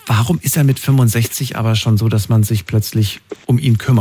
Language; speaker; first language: German; native; German